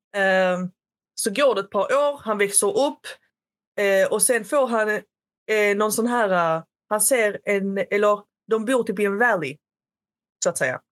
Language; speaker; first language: Swedish; early bilingual, other home language; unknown